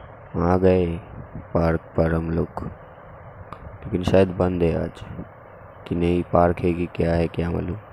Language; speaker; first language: Hindi; non-native, local second language; Bangla